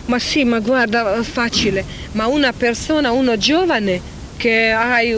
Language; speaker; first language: Italian; non-native, learner; Croatian